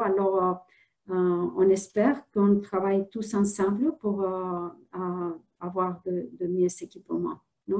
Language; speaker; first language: French; non-native, fluent; Spanish